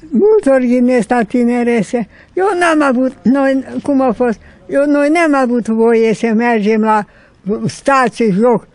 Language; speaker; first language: Romanian; non-native, local second language; Hungarian